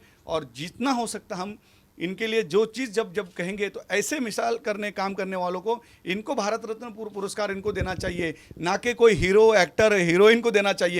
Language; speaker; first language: Hindi; native; Hindi